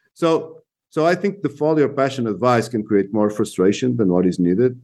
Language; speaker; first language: English; non-native, fluent; Portuguese